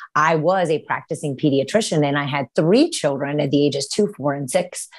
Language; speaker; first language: English; early bilingual, other home language; Romanian